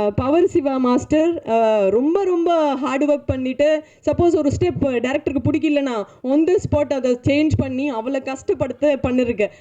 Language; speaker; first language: Tamil; non-native, learner; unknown